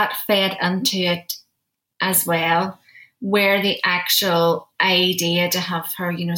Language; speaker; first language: English; native; English